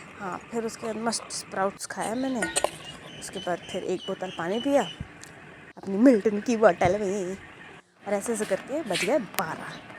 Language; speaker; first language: Hindi; native; Hindi